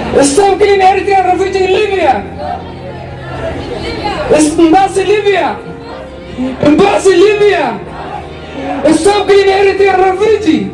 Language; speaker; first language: English; non-native, learner; Tigrinya